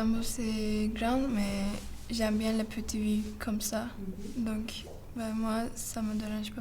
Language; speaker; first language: French; non-native, learner; Turkish